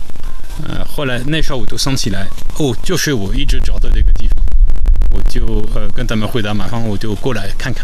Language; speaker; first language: Chinese; non-native, fluent; French